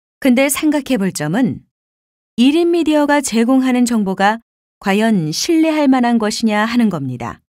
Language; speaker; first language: Korean; native; Korean